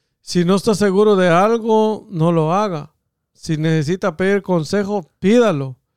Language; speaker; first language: Spanish; native; Spanish